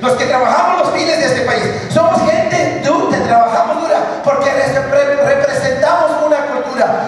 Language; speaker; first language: Spanish; early bilingual, heritage; Spanish